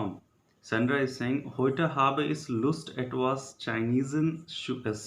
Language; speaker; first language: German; non-native, learner; Hindi